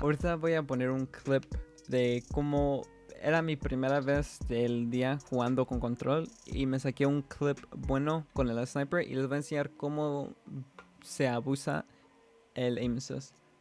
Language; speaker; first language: Spanish; early bilingual, heritage; Spanish